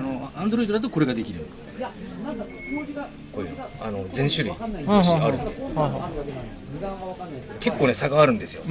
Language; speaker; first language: Japanese; native; Japanese